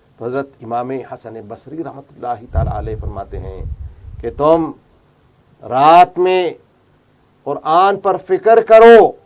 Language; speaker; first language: Urdu; native; Urdu